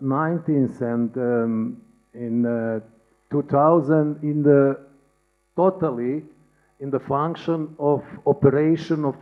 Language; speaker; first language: English; non-native, learner; Serbian